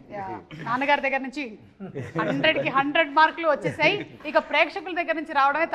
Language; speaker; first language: Telugu; native; Telugu